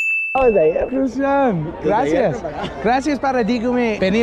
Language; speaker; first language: Spanish; non-native, learner; English